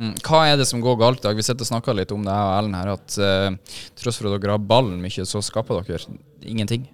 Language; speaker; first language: Norwegian; native; Norwegian